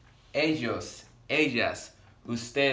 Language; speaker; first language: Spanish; non-native, fluent; English